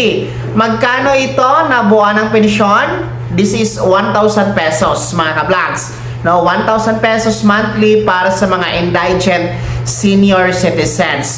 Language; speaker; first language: Filipino; native; Filipino